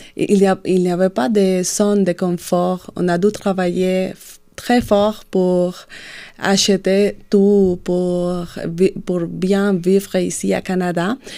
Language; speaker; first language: French; non-native, fluent; Spanish